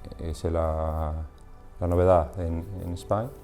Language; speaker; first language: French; non-native, learner; Spanish